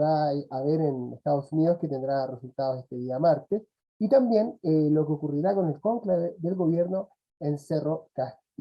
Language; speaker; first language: Spanish; native; Spanish